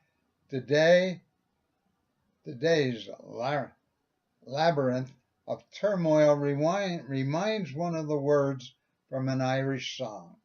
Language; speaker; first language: English; native; English